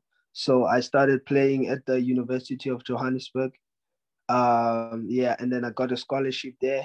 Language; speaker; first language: English; non-native, local second language; Zulu